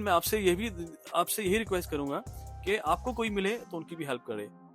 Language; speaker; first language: Hindi; native; Hindi